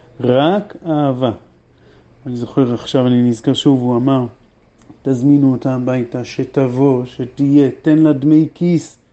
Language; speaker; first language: Hebrew; native; Hebrew